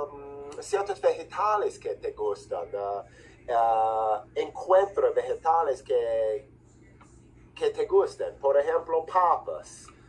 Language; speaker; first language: Spanish; non-native, fluent; English